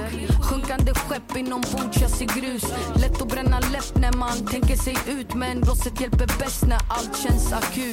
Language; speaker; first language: Swedish; native; Swedish